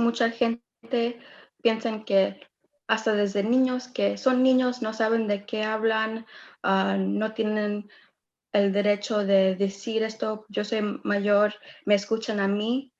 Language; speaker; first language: Spanish; early bilingual, heritage; Spanish